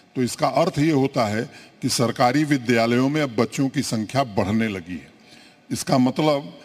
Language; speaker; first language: Hindi; native; Hindi